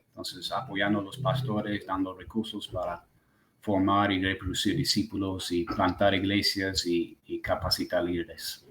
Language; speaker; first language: Spanish; non-native, fluent; English